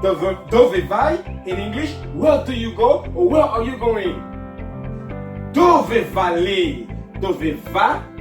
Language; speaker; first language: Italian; non-native, learner; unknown